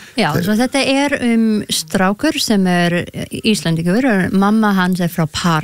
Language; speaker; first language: Icelandic; non-native, learner; English